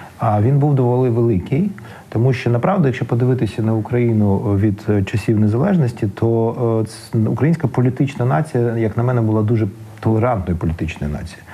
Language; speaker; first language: Ukrainian; non-native, local second language; Russian